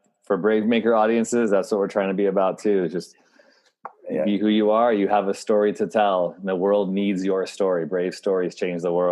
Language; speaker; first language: English; native; English